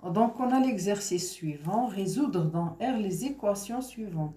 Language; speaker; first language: French; non-native, local second language; Arabic